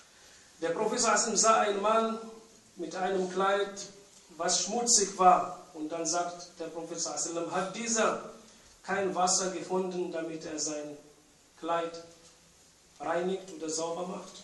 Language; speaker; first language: German; non-native, fluent; Arabic